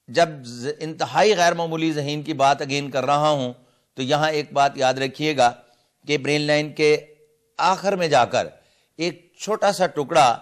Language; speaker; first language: Urdu; non-native, local second language; Punjabi